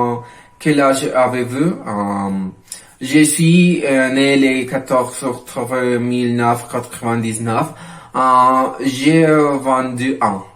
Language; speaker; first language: French; non-native, learner; Spanish